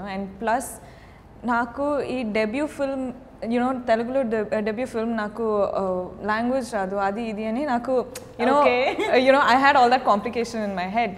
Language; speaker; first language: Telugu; non-native, learner; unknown